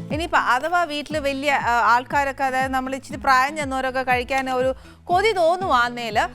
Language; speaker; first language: Malayalam; native; Malayalam